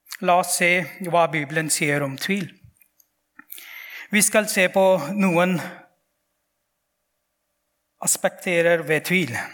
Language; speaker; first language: Norwegian; non-native, fluent; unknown